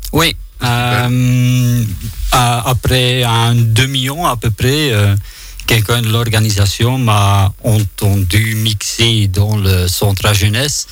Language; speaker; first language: French; non-native, local second language; Dutch